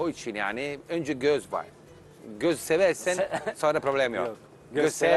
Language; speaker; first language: Turkish; non-native, learner; Italian